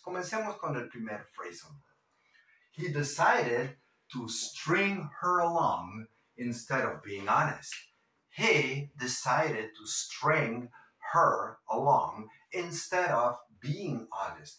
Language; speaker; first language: English; non-native, fluent; Spanish